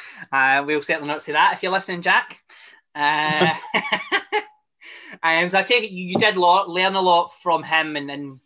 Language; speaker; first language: English; native; English